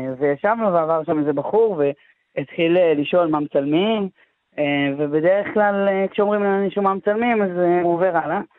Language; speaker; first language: Hebrew; native; Hebrew